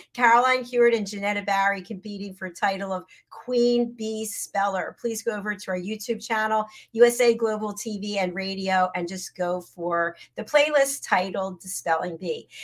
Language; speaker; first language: English; native; English